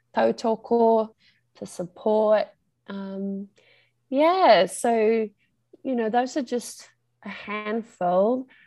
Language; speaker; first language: English; native; English